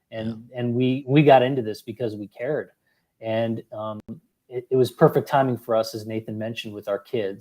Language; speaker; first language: English; native; English